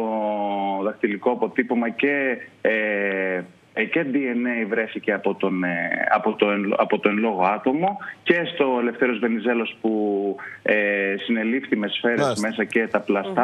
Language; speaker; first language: Greek; native; Greek